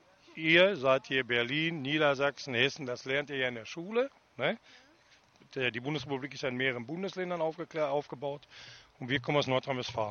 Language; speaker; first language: German; native; German